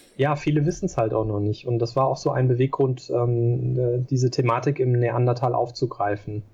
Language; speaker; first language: German; native; German